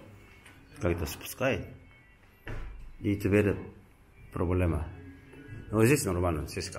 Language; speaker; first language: Russian; non-native, learner; Korean